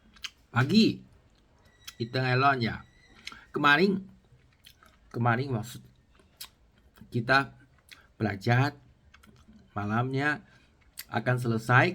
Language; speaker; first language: Indonesian; non-native, learner; Chinese